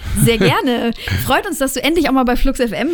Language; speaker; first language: German; native; German